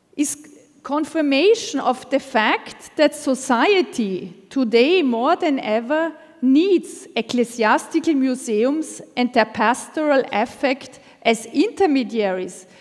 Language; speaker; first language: English; non-native, fluent; German